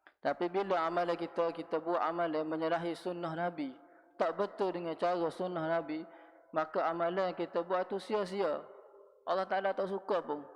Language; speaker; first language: Malay; native; Malay